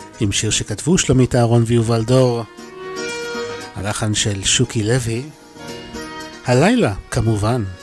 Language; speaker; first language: Hebrew; native; Hebrew